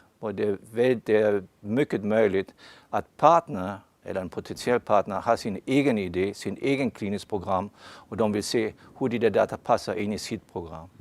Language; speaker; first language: Swedish; non-native, fluent; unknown